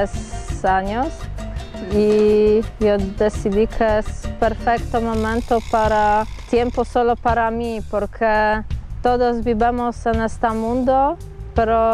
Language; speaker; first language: Spanish; non-native, learner; Polish